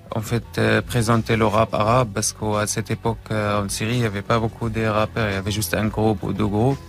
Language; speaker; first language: French; non-native, fluent; Arabic